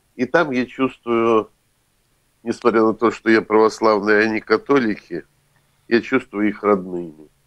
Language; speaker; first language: Russian; native; Russian